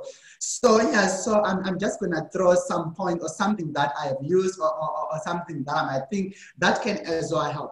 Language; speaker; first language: English; non-native, local second language; Shona